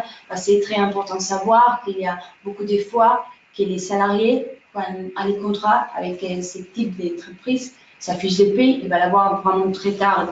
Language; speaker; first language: French; non-native, fluent; Spanish